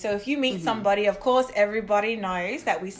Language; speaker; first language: English; native; English